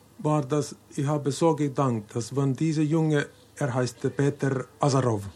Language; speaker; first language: German; non-native, learner; Finnish